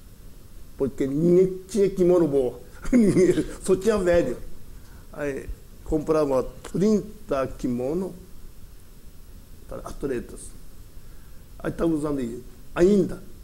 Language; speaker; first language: Portuguese; early bilingual, other home language; Japanese